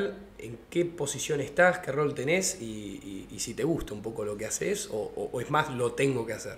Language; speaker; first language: Spanish; native; Spanish